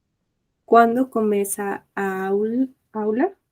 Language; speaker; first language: Portuguese; non-native, learner; Spanish